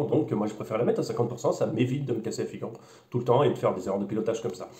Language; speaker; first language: French; native; French